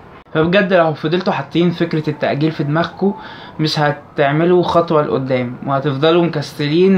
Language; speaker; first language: Arabic; native; Arabic